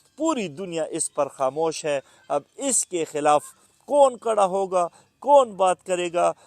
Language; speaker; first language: Urdu; non-native, local second language; Pashto